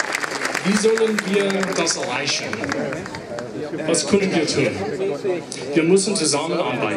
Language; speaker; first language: German; non-native, learner; English